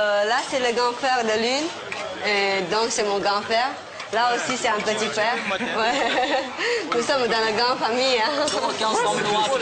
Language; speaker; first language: French; non-native, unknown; Chinese